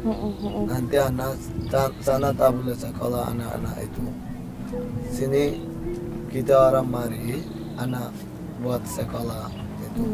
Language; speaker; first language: Indonesian; non-native, learner; Rohingya